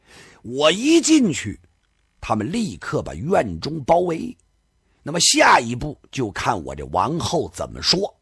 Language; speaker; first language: Chinese; native; Chinese